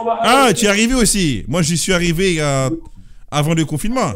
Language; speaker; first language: French; native; French